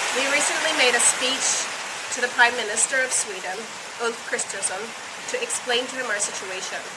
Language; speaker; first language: English; native; English